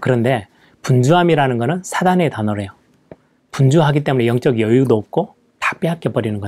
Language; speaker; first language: Korean; native; Korean